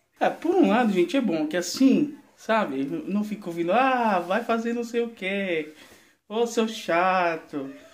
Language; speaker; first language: Portuguese; native; Portuguese